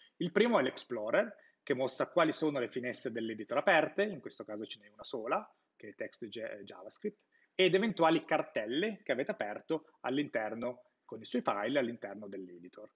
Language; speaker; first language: Italian; native; Italian